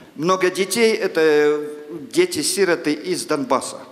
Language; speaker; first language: Polish; non-native, learner; Russian